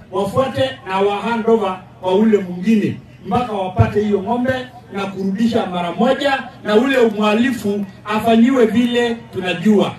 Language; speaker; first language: Swahili; non-native, local second language; Masai